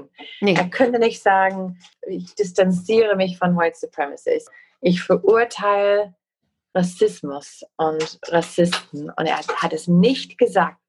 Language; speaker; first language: German; non-native, fluent; English